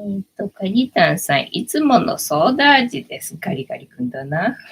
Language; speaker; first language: Japanese; native; Japanese